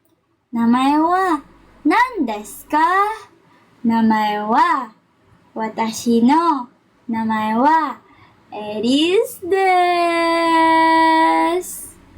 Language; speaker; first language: Japanese; non-native, learner; Filipino